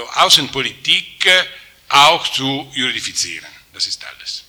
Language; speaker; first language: German; non-native, learner; Italian